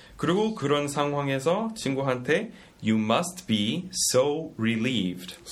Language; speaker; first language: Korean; non-native, fluent; English